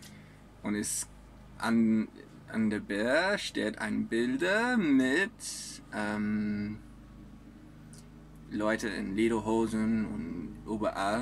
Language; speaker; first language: German; non-native, learner; English